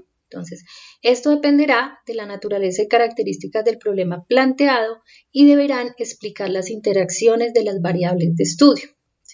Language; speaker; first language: Spanish; native; Spanish